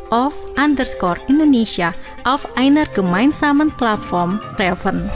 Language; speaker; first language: German; non-native, fluent; Indonesian